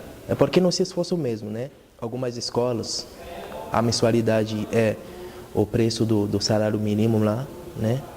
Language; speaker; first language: Portuguese; non-native, fluent; Haitian Creole